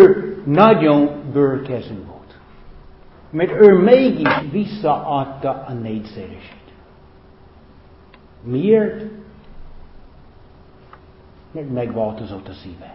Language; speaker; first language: Hungarian; non-native, fluent; English